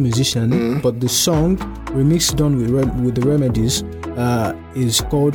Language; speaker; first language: English; non-native, local second language; Yoruba